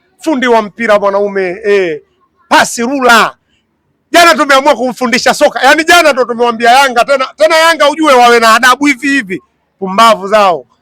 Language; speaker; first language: Swahili; native; Swahili